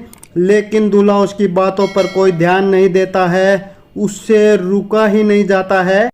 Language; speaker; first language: Hindi; native; Hindi